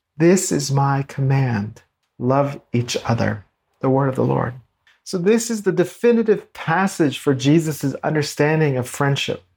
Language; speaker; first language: English; native; English